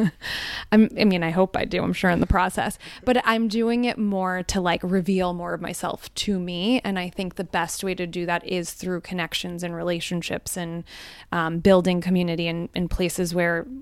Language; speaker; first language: English; early bilingual, other home language; Gujarati